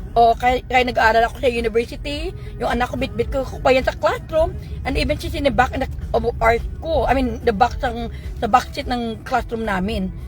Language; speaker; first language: Filipino; non-native, local second language; Hiligaynon